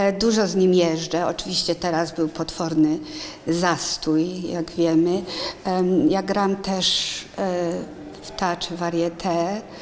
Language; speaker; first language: Polish; early bilingual, heritage; Polish